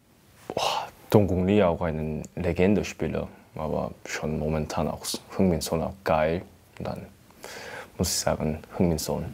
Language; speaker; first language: German; non-native, learner; Korean